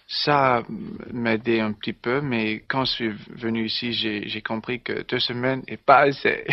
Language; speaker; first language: French; non-native, learner; English